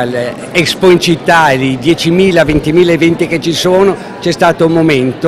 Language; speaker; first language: Italian; native; Italian